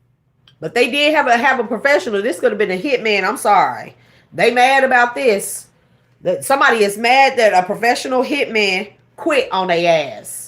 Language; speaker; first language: English; native; English